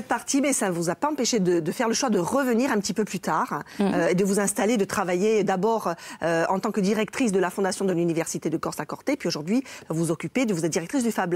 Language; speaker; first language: French; native; French